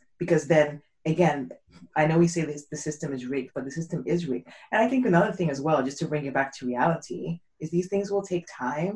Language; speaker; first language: English; non-native, local second language; Yoruba